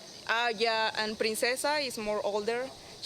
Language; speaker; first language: English; non-native, learner; Spanish